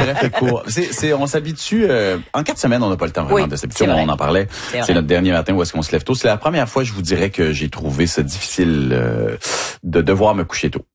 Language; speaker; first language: French; native; French